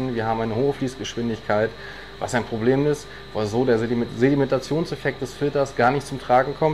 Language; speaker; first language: German; native; German